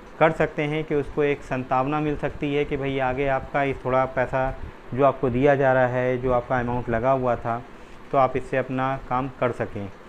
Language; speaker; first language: Hindi; native; Hindi